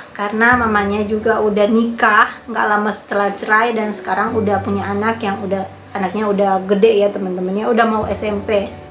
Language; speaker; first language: Indonesian; native; Indonesian